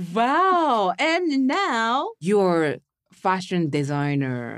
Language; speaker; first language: English; non-native, learner; Japanese